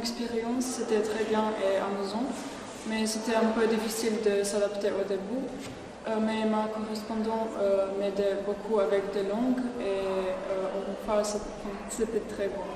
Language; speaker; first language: French; non-native, learner; Croatian